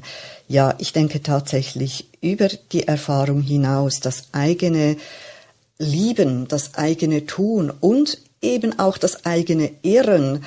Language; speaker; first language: German; native; German